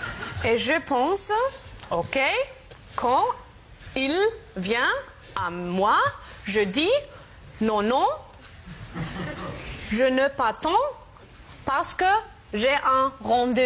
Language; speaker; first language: French; non-native, learner; German